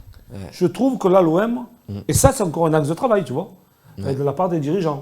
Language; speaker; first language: French; native; French